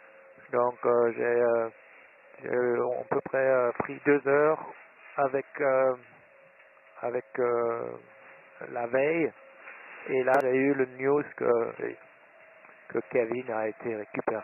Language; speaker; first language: French; non-native, fluent; German